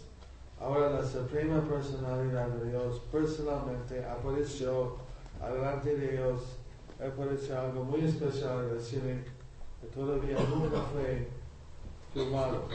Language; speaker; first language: Spanish; non-native, learner; English